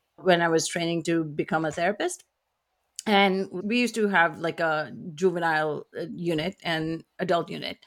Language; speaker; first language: English; non-native, local second language; Gujarati